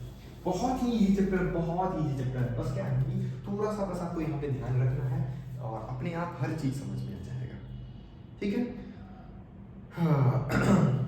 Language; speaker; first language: Hindi; native; Hindi